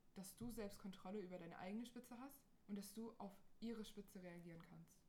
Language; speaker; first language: German; non-native, fluent; Portuguese